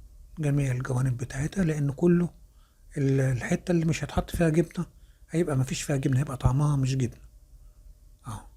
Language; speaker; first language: Arabic; native; Arabic